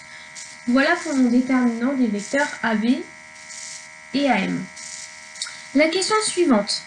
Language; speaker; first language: French; native; French